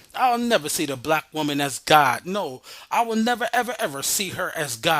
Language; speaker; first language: English; native; English